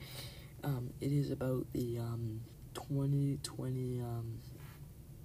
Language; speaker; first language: English; native; English